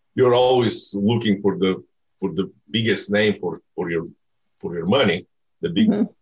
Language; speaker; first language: English; non-native, fluent; Bulgarian